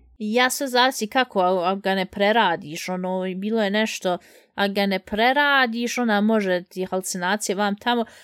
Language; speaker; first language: Bosnian; early bilingual, heritage; Bosnian